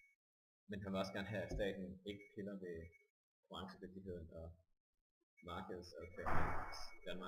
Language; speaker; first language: Danish; native; Danish